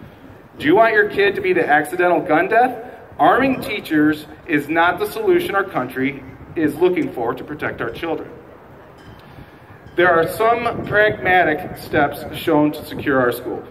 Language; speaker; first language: English; native; English